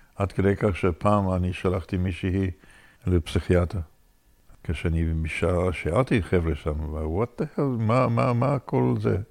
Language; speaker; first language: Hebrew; non-native, fluent; English